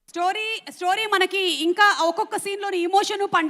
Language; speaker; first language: Telugu; native; Telugu